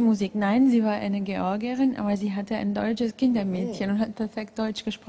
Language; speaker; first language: German; non-native, fluent; Georgian